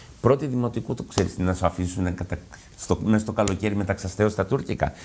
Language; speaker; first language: Greek; early bilingual, heritage; Greek